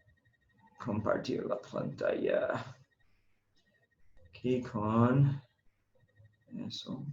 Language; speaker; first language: Spanish; non-native, fluent; English